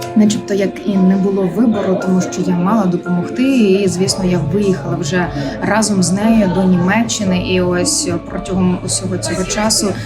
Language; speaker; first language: Ukrainian; native; Ukrainian